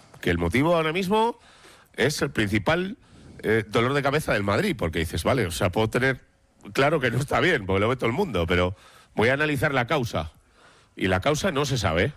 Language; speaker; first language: Spanish; native; Spanish